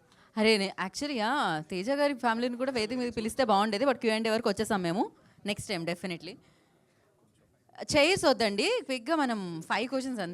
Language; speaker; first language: Telugu; native; Telugu